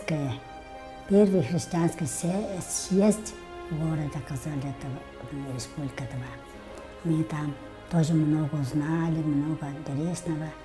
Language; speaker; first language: Russian; non-native, local second language; Tuvinian